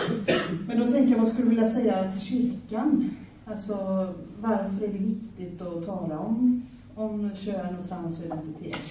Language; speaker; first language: Swedish; native; Swedish